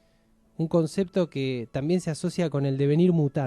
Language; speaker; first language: Spanish; native; Spanish